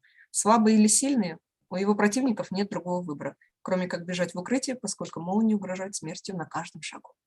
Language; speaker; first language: Russian; native; Russian